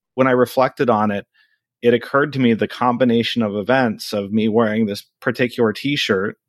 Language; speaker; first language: English; native; English